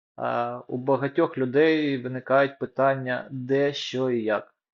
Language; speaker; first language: Ukrainian; non-native, local second language; Russian